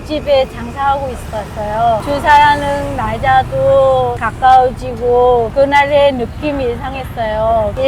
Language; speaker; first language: Korean; non-native, learner; Vietnamese